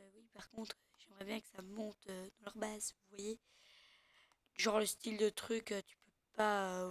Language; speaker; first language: French; native; French